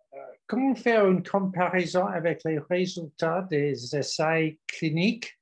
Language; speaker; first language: French; non-native, learner; English